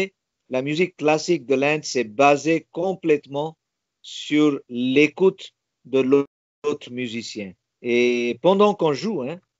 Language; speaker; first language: French; non-native, fluent; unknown